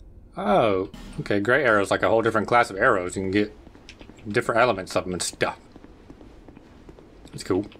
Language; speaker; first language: English; native; English